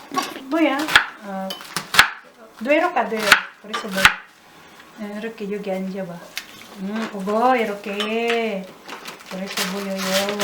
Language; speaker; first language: Korean; non-native, learner; Filipino